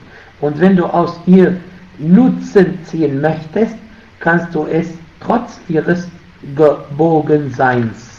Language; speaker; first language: German; non-native, fluent; Arabic